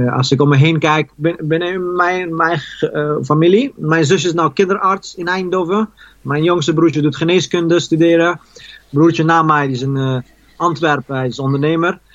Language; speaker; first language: Dutch; early bilingual, other home language; Persian